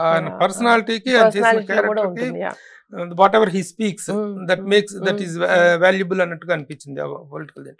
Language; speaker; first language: Telugu; native; Telugu